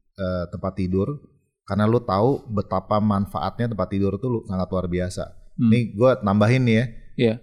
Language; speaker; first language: Indonesian; native; Indonesian